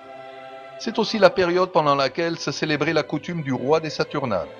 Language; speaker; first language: French; native; French